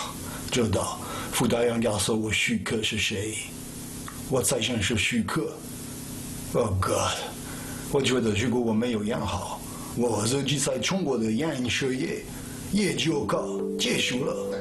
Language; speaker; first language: Chinese; non-native, fluent; French